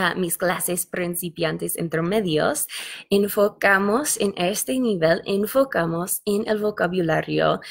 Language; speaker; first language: Spanish; non-native, fluent; English